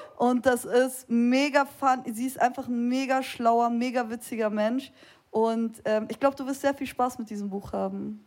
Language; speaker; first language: German; early bilingual, other home language; Kurdish